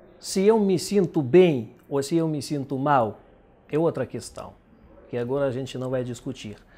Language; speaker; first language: Portuguese; non-native, fluent; Russian